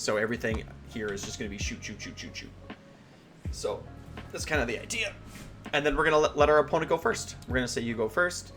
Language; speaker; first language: English; native; English